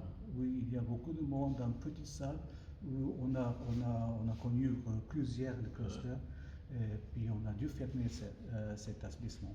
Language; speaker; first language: French; non-native, learner; Japanese